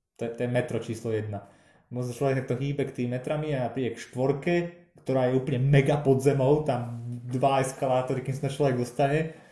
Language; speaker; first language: Slovak; native; Slovak